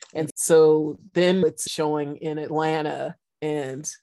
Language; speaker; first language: English; native; English